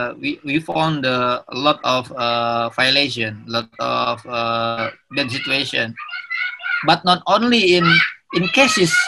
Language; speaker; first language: English; non-native, learner; Indonesian